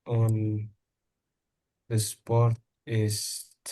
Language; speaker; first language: German; non-native, learner; Indonesian